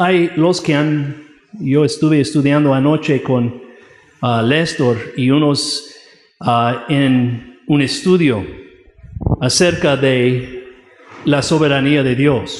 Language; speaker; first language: Spanish; non-native, fluent; English